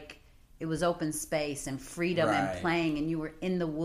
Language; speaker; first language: English; native; English